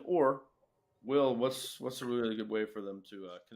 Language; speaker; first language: English; native; English